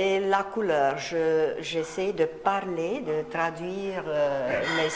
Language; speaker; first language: French; non-native, fluent; Romanian